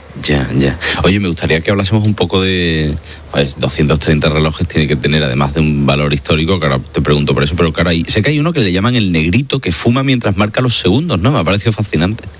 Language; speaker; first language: Spanish; native; Spanish